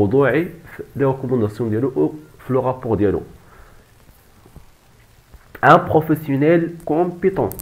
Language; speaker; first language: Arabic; native; Arabic